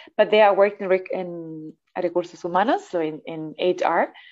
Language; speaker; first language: English; non-native, fluent; German